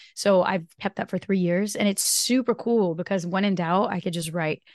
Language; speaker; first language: English; non-native, fluent; Portuguese